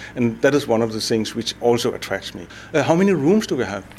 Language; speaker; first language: English; non-native, fluent; Danish